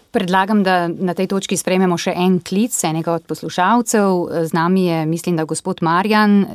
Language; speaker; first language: Slovenian; native; Slovenian